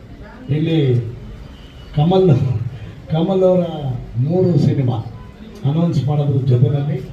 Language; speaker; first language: Kannada; native; Kannada